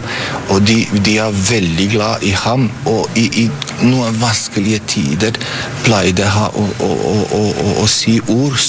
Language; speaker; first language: Norwegian; non-native, fluent; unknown